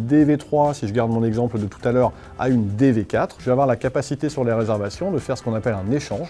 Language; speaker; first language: French; native; French